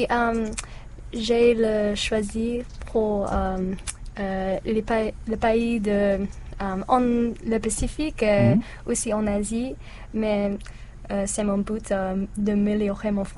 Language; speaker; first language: French; non-native, learner; English